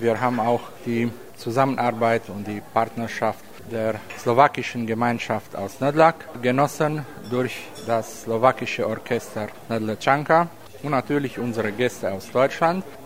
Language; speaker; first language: German; native; German